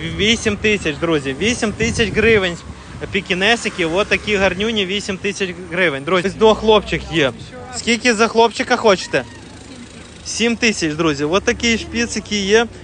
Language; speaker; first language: Ukrainian; non-native, local second language; Russian